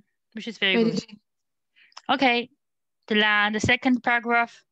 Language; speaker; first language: English; non-native, learner; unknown